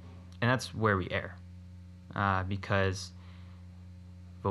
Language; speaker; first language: English; native; English